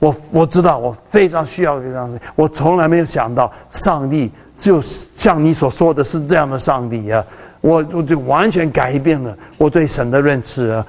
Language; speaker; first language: Chinese; early bilingual, heritage; Chinese